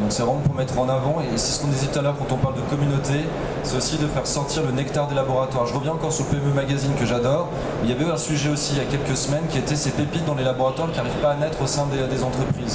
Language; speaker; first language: French; native; French